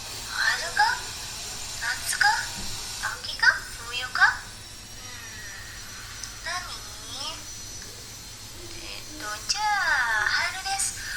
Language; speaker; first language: Japanese; non-native, learner; Indonesian